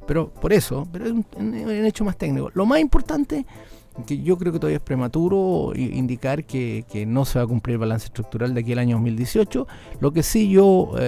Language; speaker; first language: Spanish; native; Spanish